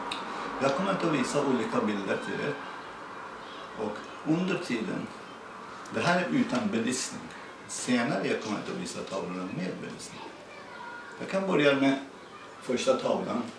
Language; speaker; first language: Swedish; non-native, learner; Persian